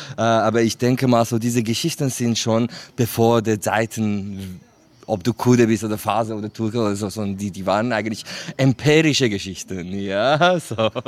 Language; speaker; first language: German; non-native, fluent; Kurdish